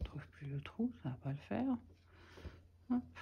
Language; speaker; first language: French; native; French